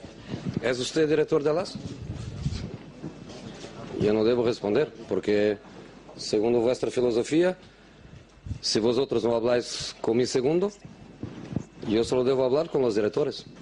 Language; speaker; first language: Spanish; non-native, fluent; Portuguese